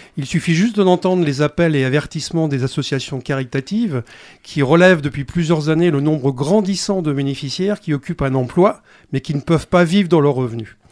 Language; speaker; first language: French; native; French